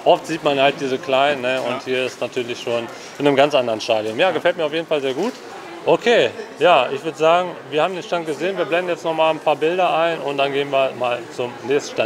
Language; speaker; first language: German; native; German